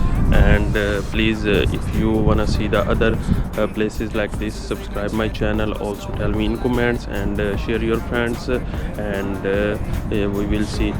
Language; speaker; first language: English; non-native, learner; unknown